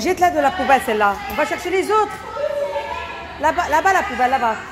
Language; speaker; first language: French; native; French